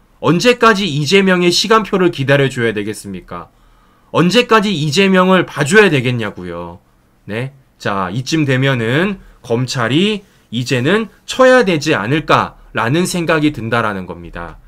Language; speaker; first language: Korean; native; Korean